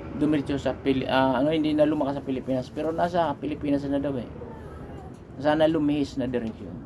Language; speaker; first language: Filipino; non-native, local second language; Bikol